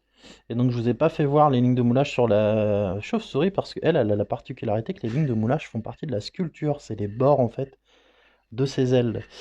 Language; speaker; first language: French; native; French